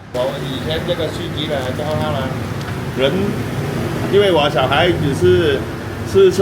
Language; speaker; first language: Chinese; early bilingual, heritage; Min Nan Chinese